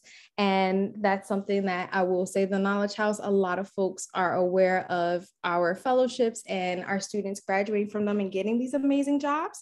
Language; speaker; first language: English; native; English